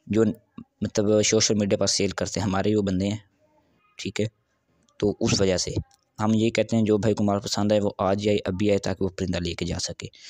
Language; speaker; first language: Urdu; non-native, local second language; Punjabi